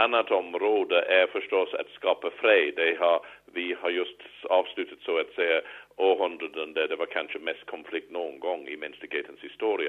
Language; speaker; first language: Swedish; non-native, fluent; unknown